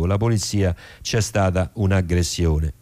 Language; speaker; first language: Italian; native; Italian